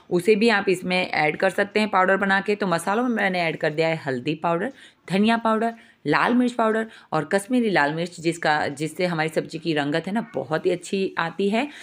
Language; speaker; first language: Hindi; non-native, local second language; Gujarati